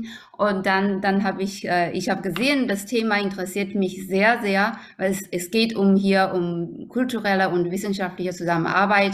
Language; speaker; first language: German; non-native, fluent; Chinese